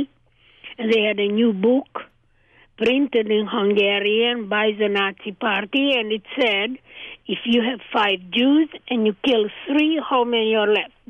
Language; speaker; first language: English; non-native, fluent; Hungarian